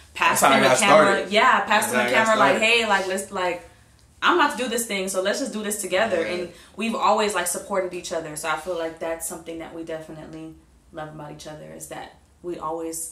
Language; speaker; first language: English; native; English